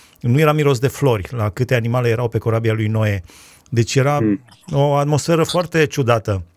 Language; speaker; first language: Romanian; native; Romanian